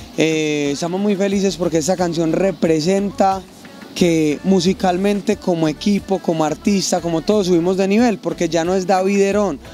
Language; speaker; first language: Spanish; native; Spanish